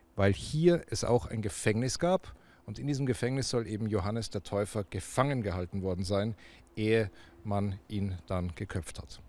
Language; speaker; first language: German; native; German